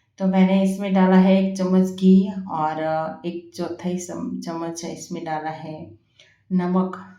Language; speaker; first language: Hindi; non-native, local second language; Gujarati